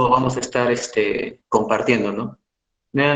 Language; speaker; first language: Spanish; native; Spanish